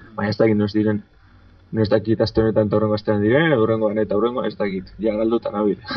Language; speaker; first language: Basque; non-native, local second language; Spanish